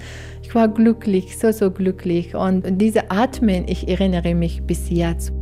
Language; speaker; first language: German; non-native, learner; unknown